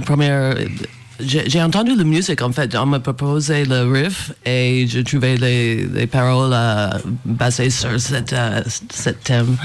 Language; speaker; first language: French; non-native, fluent; English